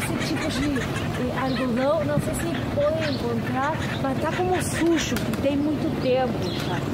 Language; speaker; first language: Portuguese; non-native, fluent; Spanish